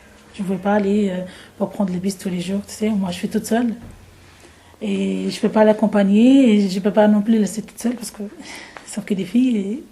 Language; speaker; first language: French; non-native, fluent; Arabic